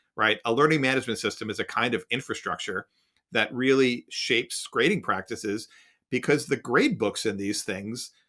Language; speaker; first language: English; native; English